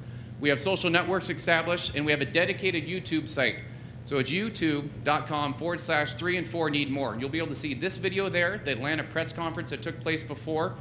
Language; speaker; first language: English; native; English